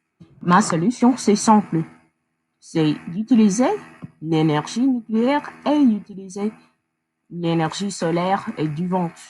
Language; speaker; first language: French; non-native, learner; English